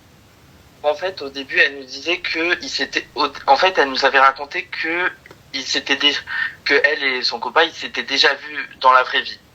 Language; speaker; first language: French; native; French